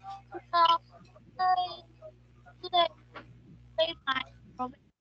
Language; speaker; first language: English; non-native, learner; Vietnamese